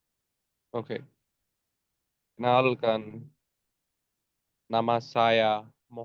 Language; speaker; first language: Indonesian; non-native, learner; Bangla